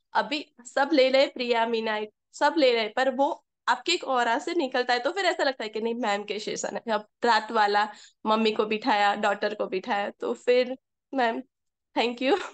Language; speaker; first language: Hindi; native; Hindi